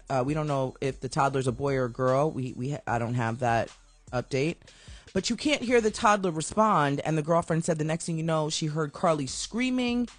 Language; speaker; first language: English; native; English